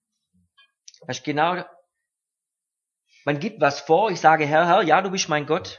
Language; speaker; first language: German; native; German